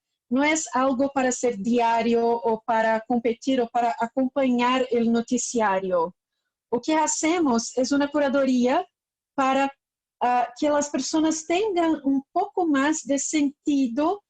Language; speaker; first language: Spanish; non-native, learner; Portuguese